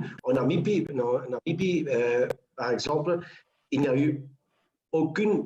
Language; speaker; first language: French; non-native, local second language; Dutch